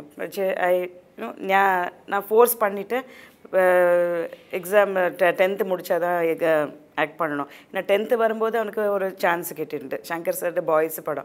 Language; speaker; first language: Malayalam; non-native, local second language; Tamil